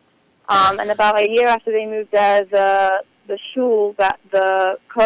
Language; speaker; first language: English; native; English